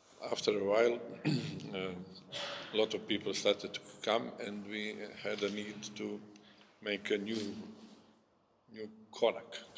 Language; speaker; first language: English; non-native, fluent; Serbian